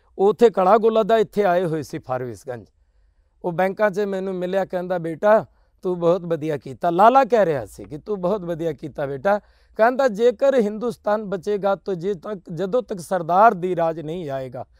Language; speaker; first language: Punjabi; non-native, local second language; Hindi